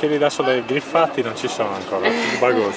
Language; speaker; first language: Italian; native; Italian